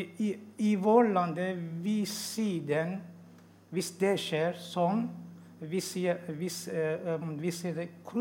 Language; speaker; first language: Norwegian; non-native, learner; Persian